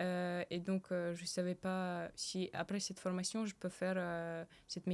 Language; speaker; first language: French; early bilingual, other home language; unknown